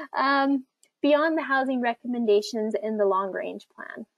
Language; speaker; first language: English; native; English